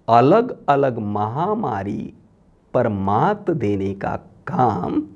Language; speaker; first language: Hindi; non-native, local second language; Marathi